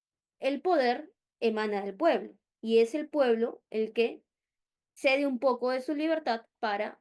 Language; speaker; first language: Spanish; native; Spanish